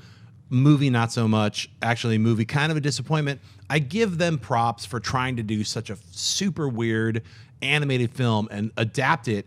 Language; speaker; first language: English; native; English